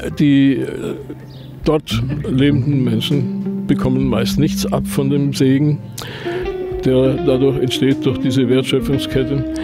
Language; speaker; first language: German; native; German